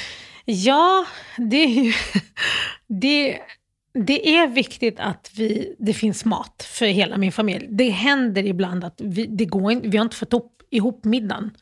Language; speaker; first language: Swedish; early bilingual, other home language; Arabic